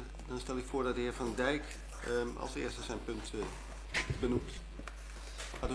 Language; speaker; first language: Dutch; native; Dutch